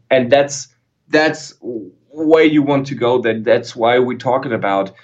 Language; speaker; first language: English; non-native, fluent; German